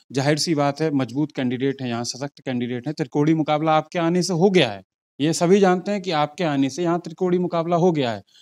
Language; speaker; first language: Hindi; native; Hindi